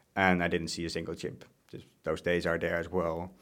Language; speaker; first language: English; non-native, fluent; Dutch